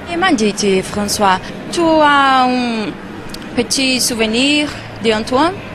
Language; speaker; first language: French; non-native, learner; Portuguese